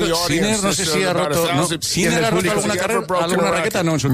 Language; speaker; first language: Spanish; native; Spanish